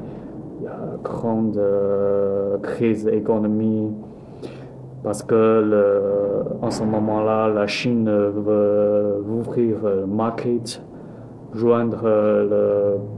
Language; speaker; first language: French; non-native, learner; Chinese